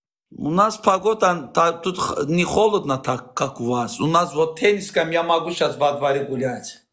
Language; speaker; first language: Russian; non-native, learner; Azerbaijani